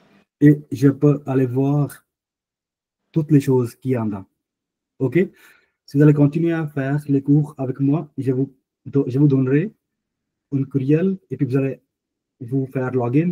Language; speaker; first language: French; non-native, fluent; Hindi